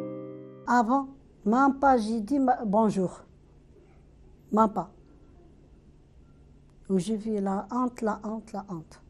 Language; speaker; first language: French; non-native, learner; Arabic